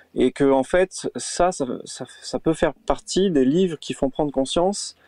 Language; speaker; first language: French; native; French